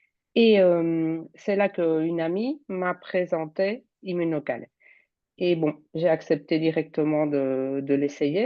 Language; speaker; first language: French; native; French